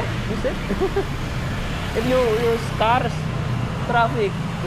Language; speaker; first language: English; non-native, learner; Indonesian